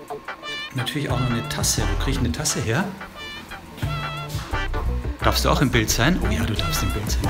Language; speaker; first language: German; native; German